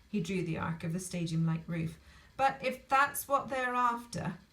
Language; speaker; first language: English; native; English